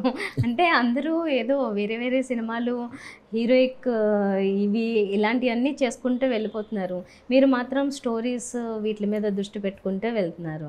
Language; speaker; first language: Telugu; native; Telugu